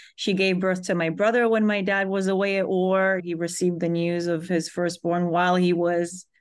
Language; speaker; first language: English; early bilingual, other home language; Hebrew